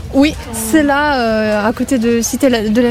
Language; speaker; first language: French; non-native, fluent; Russian